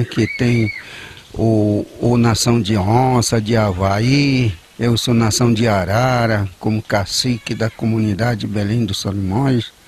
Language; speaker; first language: Portuguese; non-native, local second language; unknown